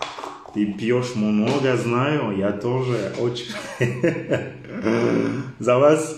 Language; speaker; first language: Russian; non-native, learner; French